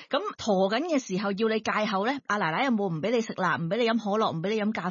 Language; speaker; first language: Cantonese; native; Cantonese